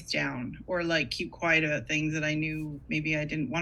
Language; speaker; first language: English; native; English